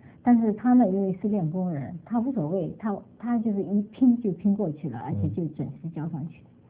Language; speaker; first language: Chinese; native; Chinese